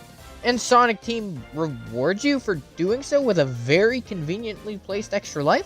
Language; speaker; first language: English; native; English